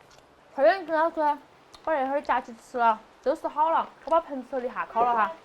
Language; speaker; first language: Chinese; native; Chinese